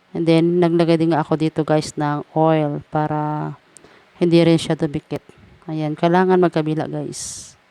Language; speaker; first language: Filipino; native; Filipino